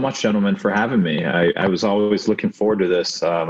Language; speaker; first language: English; early bilingual, other home language; Korean